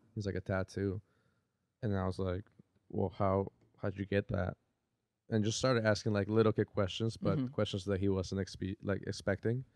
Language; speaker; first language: English; early bilingual, other home language; Spanish